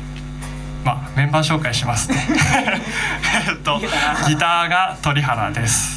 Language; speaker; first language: Japanese; native; Japanese